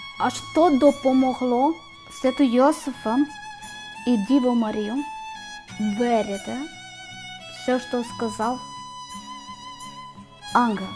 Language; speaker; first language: Ukrainian; non-native, learner; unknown